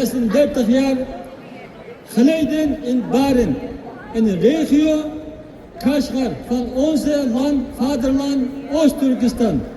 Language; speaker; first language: Dutch; non-native, fluent; Uyghur